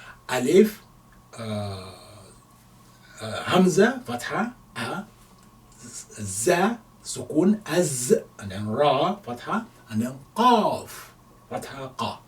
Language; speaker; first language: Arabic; non-native, fluent; English